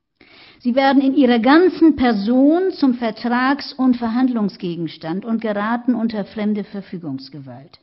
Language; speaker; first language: German; native; German